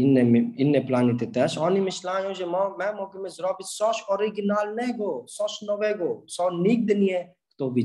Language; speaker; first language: Polish; non-native, learner; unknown